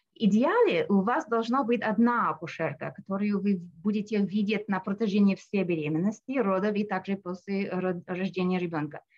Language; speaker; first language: Russian; non-native, fluent; English